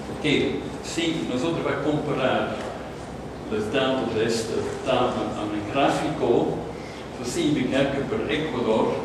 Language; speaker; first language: Spanish; non-native, fluent; Dutch